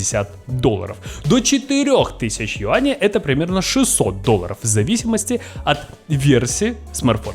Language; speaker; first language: Russian; native; Russian